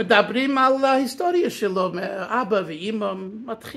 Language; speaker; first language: Hebrew; non-native, learner; English